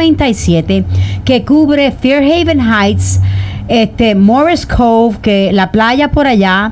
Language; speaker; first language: Spanish; native; Spanish